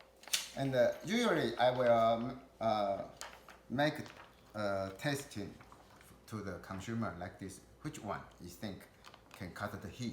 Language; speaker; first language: English; non-native, learner; Chinese